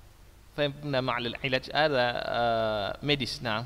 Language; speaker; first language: Arabic; non-native, fluent; Indonesian